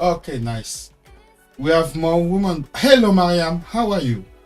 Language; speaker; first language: English; non-native, learner; French